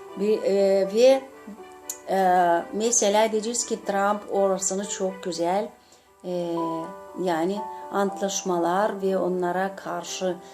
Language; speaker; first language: Turkish; non-native, fluent; Gagauz